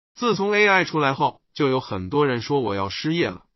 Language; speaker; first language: Chinese; native; Chinese